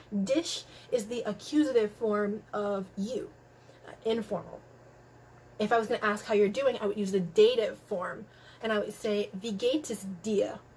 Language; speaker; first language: English; native; English